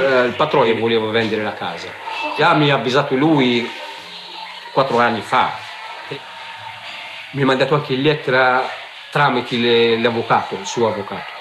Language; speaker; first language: Italian; non-native, learner; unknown